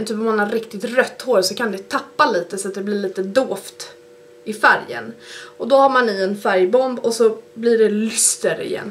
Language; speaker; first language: Swedish; native; Swedish